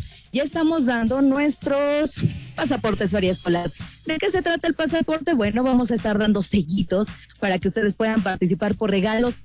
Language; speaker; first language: Spanish; native; Spanish